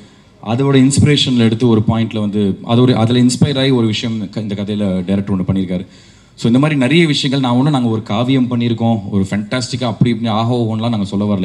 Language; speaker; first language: Tamil; native; Tamil